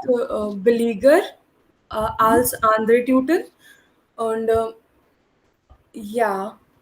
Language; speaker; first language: German; non-native, learner; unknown